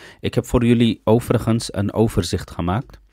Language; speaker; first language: Dutch; early bilingual, other home language; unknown